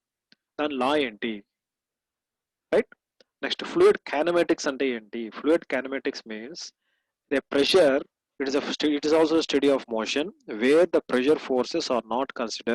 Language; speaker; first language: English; non-native, local second language; Telugu